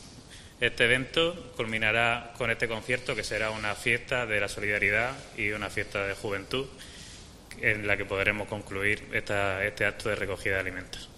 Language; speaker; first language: Spanish; native; Spanish